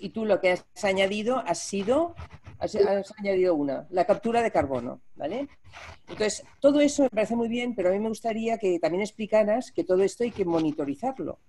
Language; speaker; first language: Spanish; native; Spanish